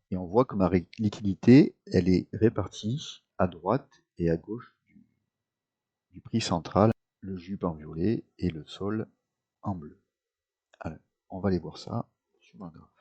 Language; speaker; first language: French; native; French